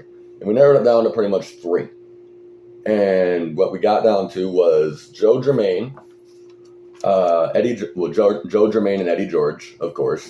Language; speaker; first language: English; native; English